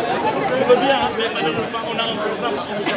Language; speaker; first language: French; non-native, local second language; Wolof